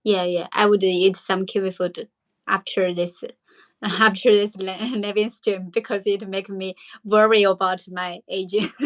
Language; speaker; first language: English; non-native, learner; Chinese